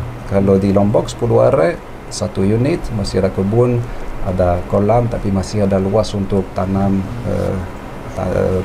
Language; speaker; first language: Indonesian; non-native, fluent; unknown